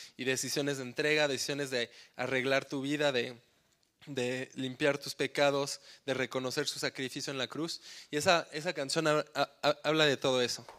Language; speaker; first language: Spanish; early bilingual, heritage; Spanish